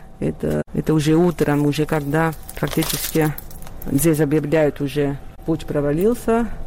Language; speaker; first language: Russian; non-native, fluent; Catalan